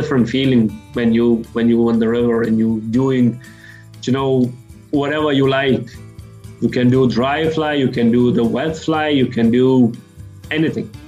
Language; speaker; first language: English; non-native, fluent; Lithuanian